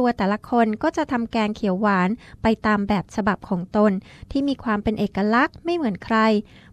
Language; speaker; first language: Thai; native; Thai